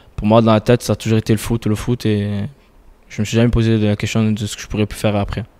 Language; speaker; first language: French; native; French